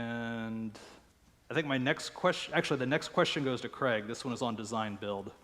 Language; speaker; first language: English; native; English